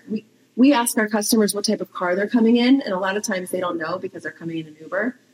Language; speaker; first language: English; native; English